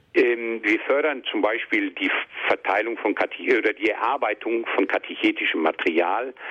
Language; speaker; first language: German; native; German